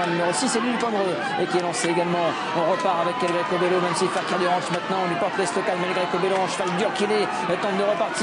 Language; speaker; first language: French; native; French